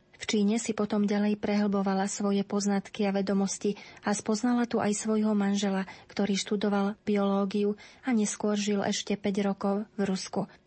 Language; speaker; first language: Slovak; native; Slovak